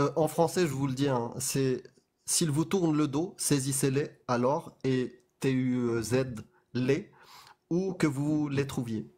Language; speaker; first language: French; early bilingual, other home language; Arabic